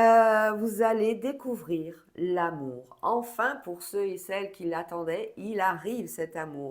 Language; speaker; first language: French; native; French